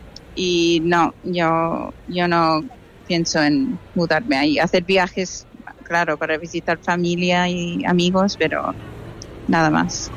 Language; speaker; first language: Spanish; non-native, fluent; English